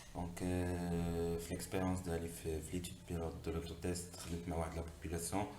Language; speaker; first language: French; non-native, local second language; Arabic